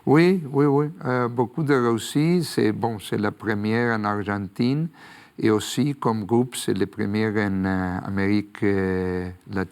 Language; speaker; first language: French; non-native, fluent; Spanish